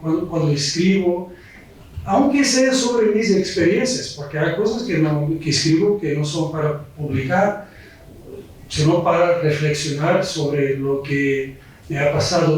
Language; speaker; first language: Spanish; non-native, fluent; Portuguese